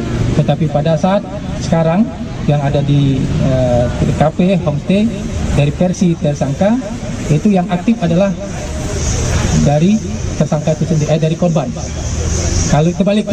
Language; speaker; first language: Indonesian; native; Indonesian